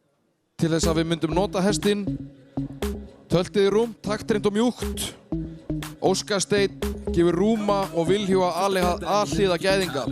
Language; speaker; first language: Icelandic; native; Icelandic